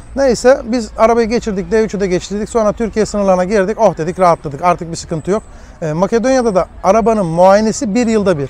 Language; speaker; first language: Turkish; early bilingual, heritage; Turkish